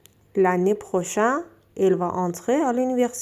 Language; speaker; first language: French; non-native, fluent; Azerbaijani